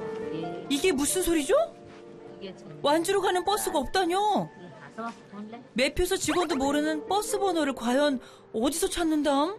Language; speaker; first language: Korean; native; Korean